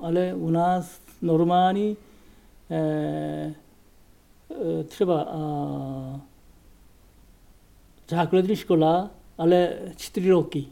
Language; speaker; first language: Czech; non-native, learner; Korean